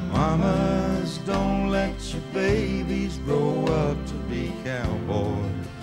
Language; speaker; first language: English; native; English